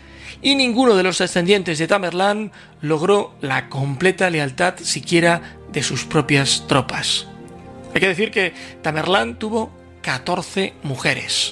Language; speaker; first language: Spanish; native; Spanish